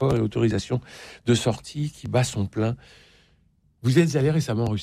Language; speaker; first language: French; native; French